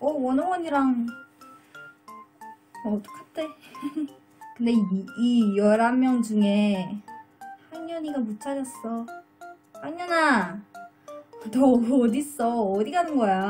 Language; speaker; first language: Korean; non-native, learner; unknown